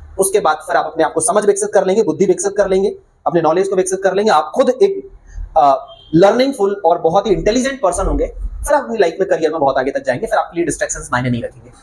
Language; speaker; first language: Hindi; native; Hindi